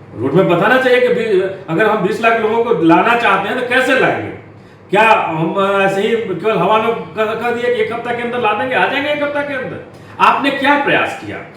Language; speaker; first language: Hindi; native; Hindi